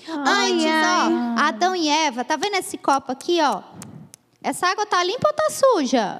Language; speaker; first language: Portuguese; native; Portuguese